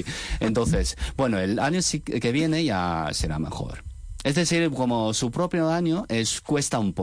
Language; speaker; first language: Spanish; non-native, fluent; Chinese